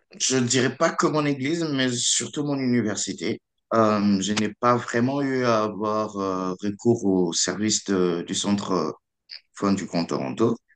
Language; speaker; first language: French; non-native, local second language; Lingala